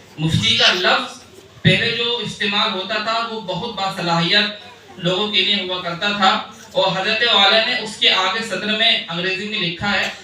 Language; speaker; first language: Urdu; native; Urdu